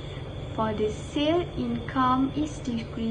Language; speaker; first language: English; non-native, fluent; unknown